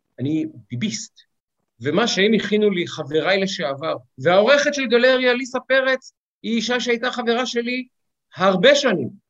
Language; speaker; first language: Hebrew; native; Hebrew